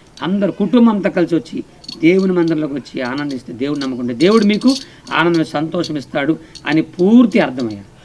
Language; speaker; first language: Telugu; non-native, local second language; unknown